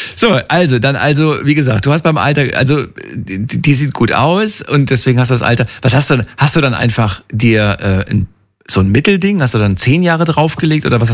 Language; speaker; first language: German; native; German